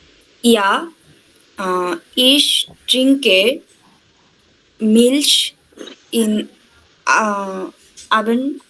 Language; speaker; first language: German; non-native, learner; Bangla